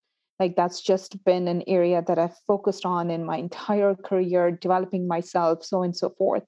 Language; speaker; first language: English; non-native, local second language; Urdu